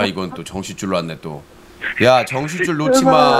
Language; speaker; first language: Korean; native; Korean